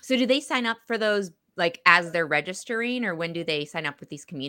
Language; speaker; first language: English; native; English